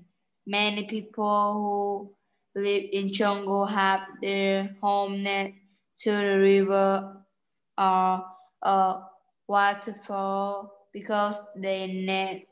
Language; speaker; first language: English; non-native, learner; Vietnamese